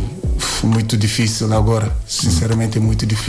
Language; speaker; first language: Portuguese; non-native, learner; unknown